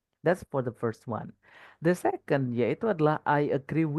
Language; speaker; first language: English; non-native, fluent; Indonesian